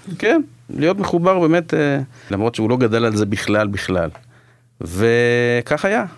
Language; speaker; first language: Hebrew; native; Hebrew